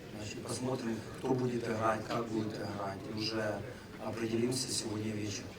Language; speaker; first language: Russian; native; Russian